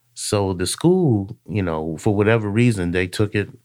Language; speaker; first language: English; native; English